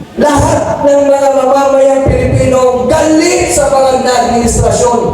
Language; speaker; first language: Filipino; non-native, local second language; Cebuano